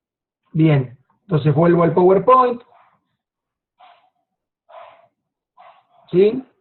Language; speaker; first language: Spanish; native; Spanish